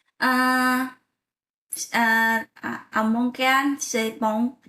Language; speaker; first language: French; non-native, learner; Vietnamese